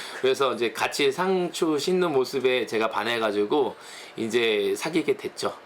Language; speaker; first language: Korean; native; Korean